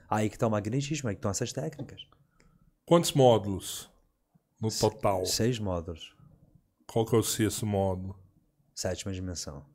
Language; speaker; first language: Portuguese; native; Portuguese